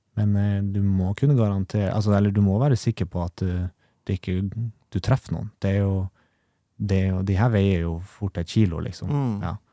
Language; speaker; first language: Norwegian; native; Norwegian